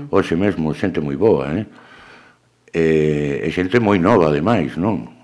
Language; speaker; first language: Galician; native; Galician